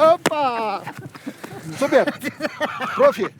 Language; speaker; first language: Russian; native; Russian